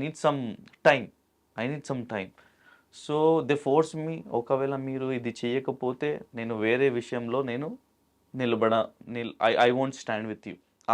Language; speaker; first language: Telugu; non-native, local second language; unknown